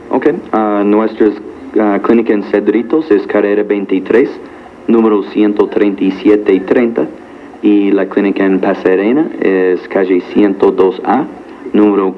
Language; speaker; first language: Spanish; non-native, fluent; English